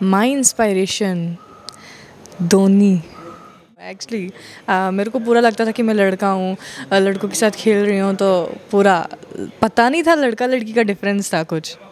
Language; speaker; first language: Hindi; non-native, local second language; Kashmiri